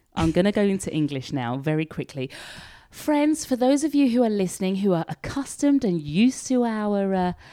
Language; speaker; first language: English; native; English